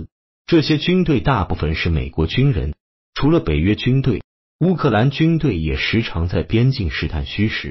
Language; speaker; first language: Chinese; native; Chinese